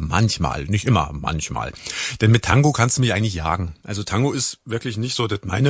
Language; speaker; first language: German; native; German